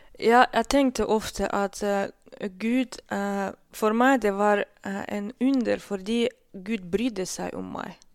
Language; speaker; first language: Norwegian; non-native, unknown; Russian